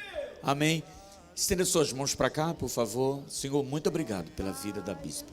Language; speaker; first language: Portuguese; native; Portuguese